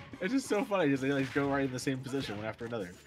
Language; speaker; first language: English; native; English